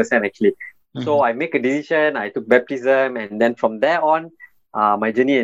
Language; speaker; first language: English; non-native, local second language; Tamil